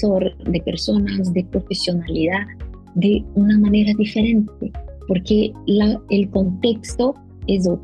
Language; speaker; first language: Spanish; non-native, fluent; Portuguese